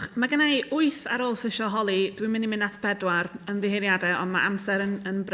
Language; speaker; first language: Welsh; native; Welsh